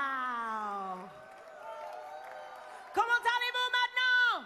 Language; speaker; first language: French; non-native, learner; English